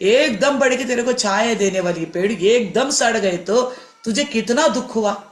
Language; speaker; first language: Hindi; non-native, local second language; Telugu